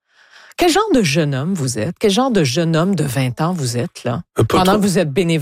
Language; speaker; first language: French; native; French